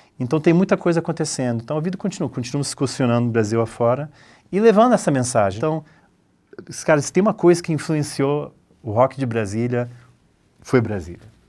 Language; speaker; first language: Portuguese; early bilingual, other home language; English